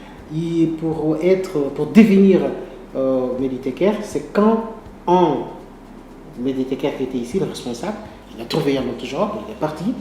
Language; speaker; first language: French; non-native, learner; Portuguese